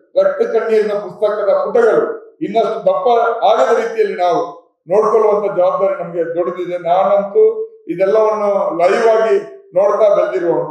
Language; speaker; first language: Kannada; non-native, local second language; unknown